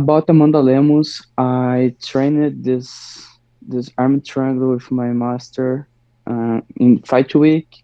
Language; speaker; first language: English; non-native, learner; Portuguese